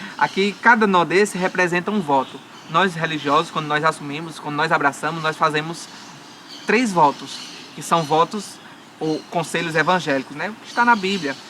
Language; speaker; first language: Portuguese; native; Portuguese